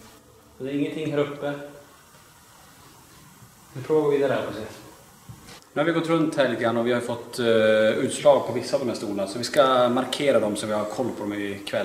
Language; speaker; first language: Swedish; native; Swedish